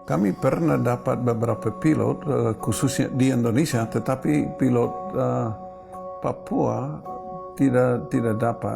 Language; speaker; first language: Indonesian; non-native, fluent; English